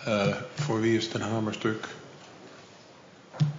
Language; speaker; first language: Dutch; native; Dutch